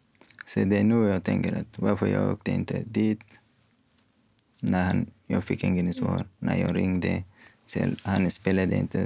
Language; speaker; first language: Swedish; non-native, fluent; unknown